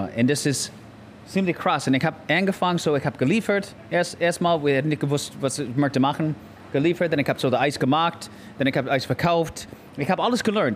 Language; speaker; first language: German; non-native, learner; English